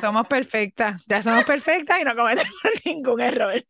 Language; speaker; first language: Spanish; early bilingual, heritage; Spanish